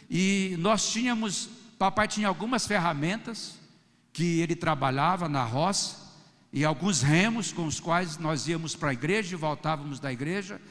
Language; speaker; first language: Portuguese; native; Portuguese